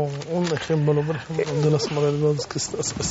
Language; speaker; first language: Spanish; non-native, fluent; Arabic